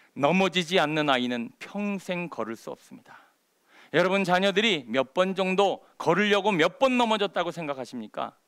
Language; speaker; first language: Korean; native; Korean